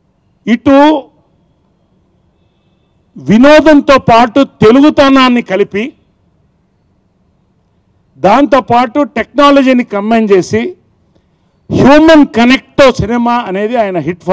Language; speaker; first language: Telugu; native; Telugu